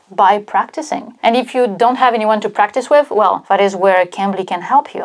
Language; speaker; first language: English; non-native, fluent; French